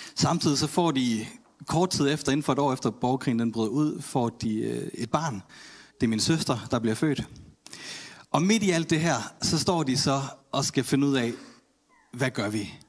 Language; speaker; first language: Danish; early bilingual, other home language; Tamil